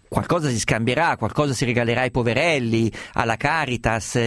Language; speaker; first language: Italian; native; Italian